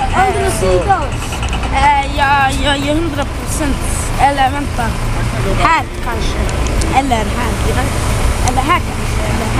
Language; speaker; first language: Swedish; non-native, local second language; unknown